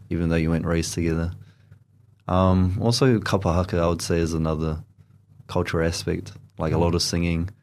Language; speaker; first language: English; native; English